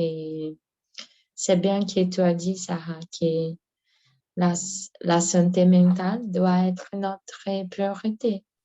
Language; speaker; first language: French; non-native, learner; Portuguese